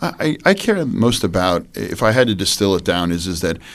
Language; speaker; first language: English; native; English